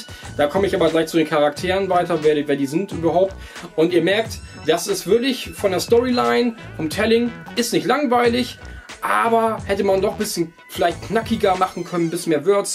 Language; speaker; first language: German; native; German